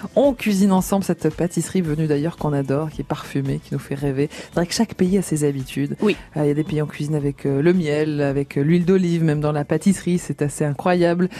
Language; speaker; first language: French; native; French